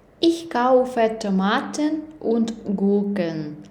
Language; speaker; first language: German; non-native, fluent; Ukrainian